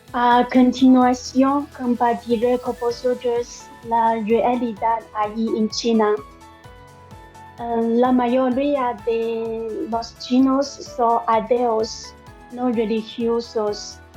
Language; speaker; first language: Spanish; non-native, learner; Chinese